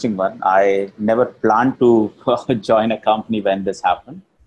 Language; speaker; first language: English; non-native, local second language; Hindi